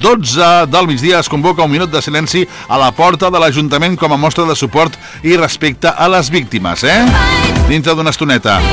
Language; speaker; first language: Catalan; native; Catalan